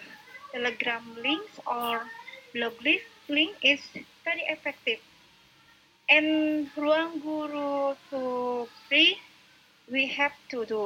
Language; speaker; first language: English; non-native, local second language; Indonesian